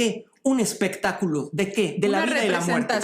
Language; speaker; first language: Spanish; native; Spanish